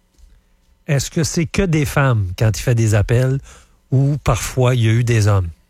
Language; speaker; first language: French; native; French